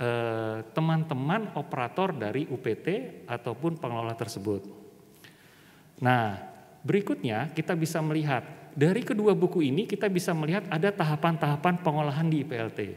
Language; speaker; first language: Indonesian; native; Indonesian